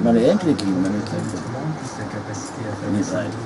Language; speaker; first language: German; non-native, learner; French